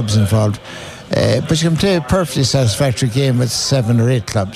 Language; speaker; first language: English; native; English